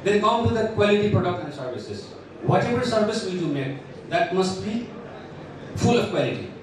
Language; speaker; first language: English; non-native, local second language; Nepali